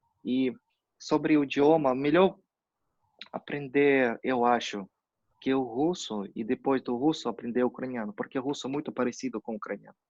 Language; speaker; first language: Portuguese; non-native, fluent; Russian